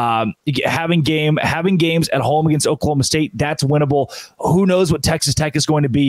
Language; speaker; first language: English; native; English